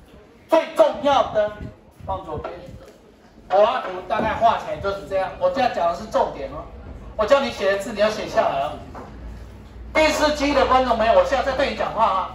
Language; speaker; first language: Chinese; native; Chinese